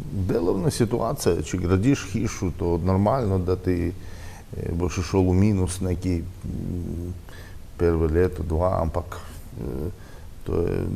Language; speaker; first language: Slovenian; non-native, learner; Russian